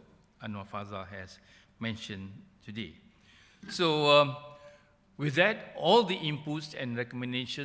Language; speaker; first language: English; non-native, local second language; Malay